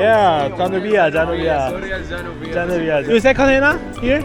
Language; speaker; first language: English; non-native, learner; Korean